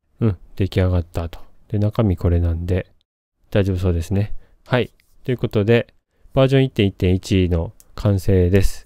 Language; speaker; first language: Japanese; native; Japanese